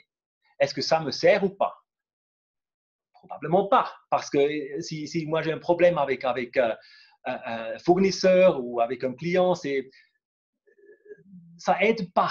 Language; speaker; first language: French; non-native, local second language; German